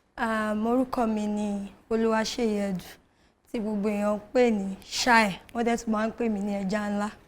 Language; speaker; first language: Yoruba; native; Yoruba